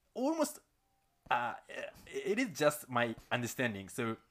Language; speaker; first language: English; non-native, learner; Japanese